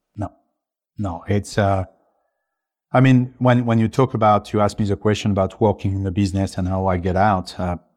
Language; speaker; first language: English; non-native, fluent; French